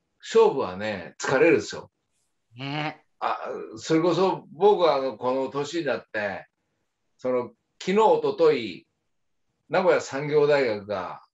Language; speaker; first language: Japanese; native; Japanese